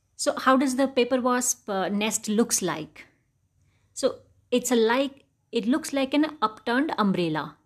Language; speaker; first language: English; non-native, local second language; Dogri